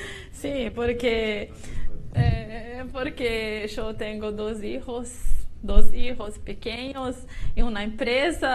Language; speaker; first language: Spanish; non-native, learner; Portuguese